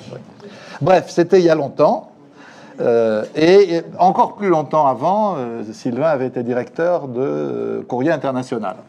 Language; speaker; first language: French; native; French